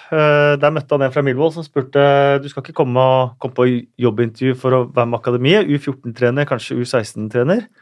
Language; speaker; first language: Norwegian; native; Norwegian